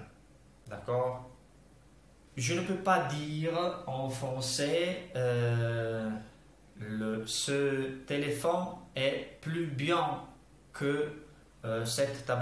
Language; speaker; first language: French; non-native, fluent; Italian